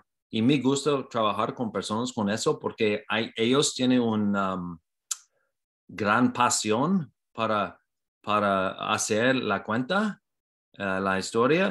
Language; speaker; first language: Spanish; non-native, learner; English